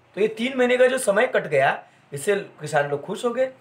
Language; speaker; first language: Hindi; non-native, local second language; Marathi